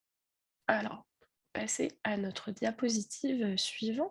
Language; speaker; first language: French; native; French